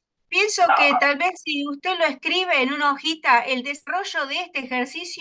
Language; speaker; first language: Spanish; native; Spanish